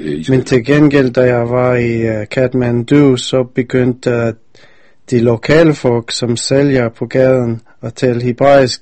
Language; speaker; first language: Danish; non-native, fluent; English